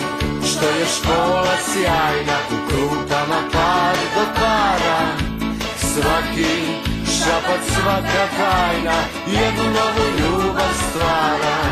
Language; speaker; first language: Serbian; early bilingual, heritage; Serbian